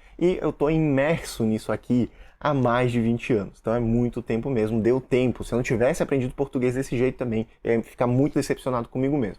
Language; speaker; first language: Portuguese; early bilingual, other home language; Russian